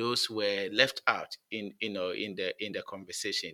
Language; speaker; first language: English; non-native, local second language; Akan